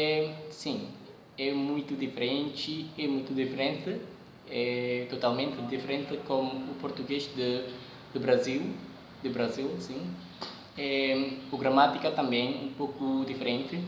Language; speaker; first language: Portuguese; non-native, learner; Indonesian